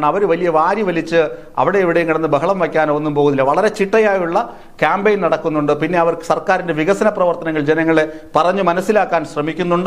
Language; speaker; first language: Malayalam; native; Malayalam